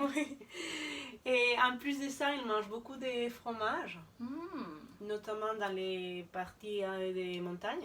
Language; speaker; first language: French; non-native, fluent; Spanish